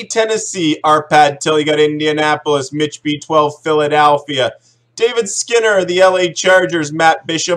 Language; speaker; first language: English; native; English